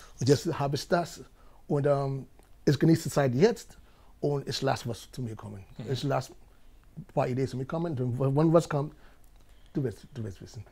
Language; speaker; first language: German; non-native, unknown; English